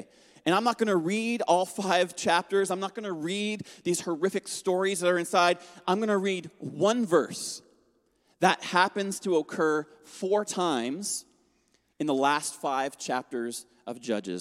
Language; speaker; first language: English; native; English